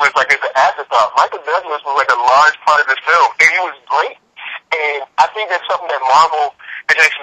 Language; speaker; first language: English; native; English